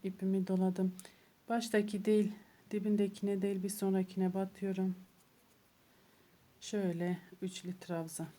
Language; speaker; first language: Turkish; native; Turkish